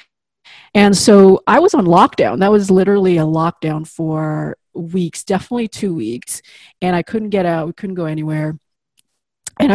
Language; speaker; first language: English; non-native, fluent; Indonesian